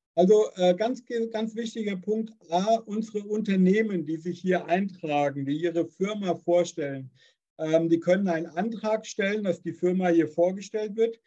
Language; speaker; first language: German; native; German